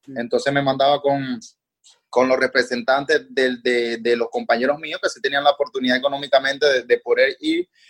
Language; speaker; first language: Spanish; native; Spanish